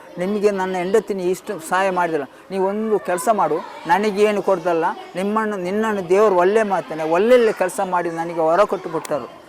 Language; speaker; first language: Kannada; non-native, local second language; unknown